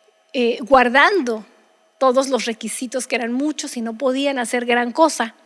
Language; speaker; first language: Spanish; native; Spanish